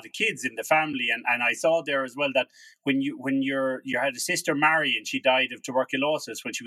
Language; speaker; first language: English; native; English